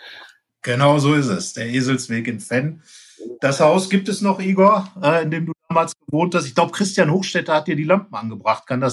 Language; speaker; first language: German; native; German